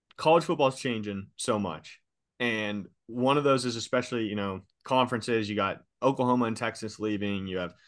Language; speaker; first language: English; native; English